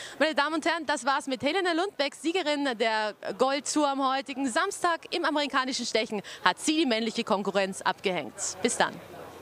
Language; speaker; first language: German; native; German